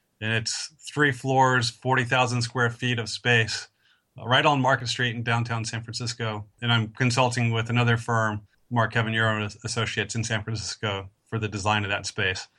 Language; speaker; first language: English; native; English